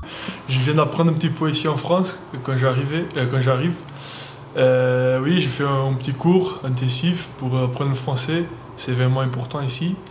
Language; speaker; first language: French; non-native, learner; Portuguese